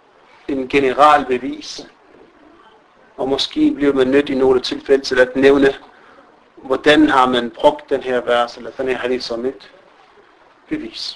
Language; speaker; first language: Danish; non-native, fluent; Arabic